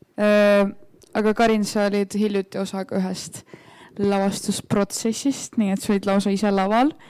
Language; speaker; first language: Estonian; native; Estonian